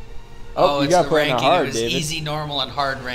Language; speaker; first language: English; native; English